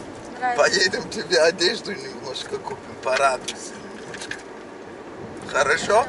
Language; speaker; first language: Russian; non-native, learner; Turkish